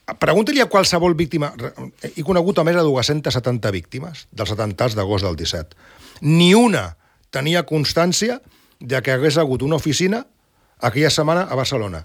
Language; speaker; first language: Catalan; non-native, local second language; Spanish